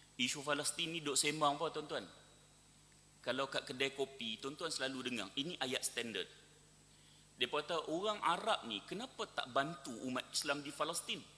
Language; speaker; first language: Malay; native; Malay